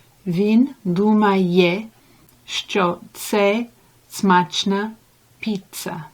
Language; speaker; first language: Ukrainian; non-native, learner; English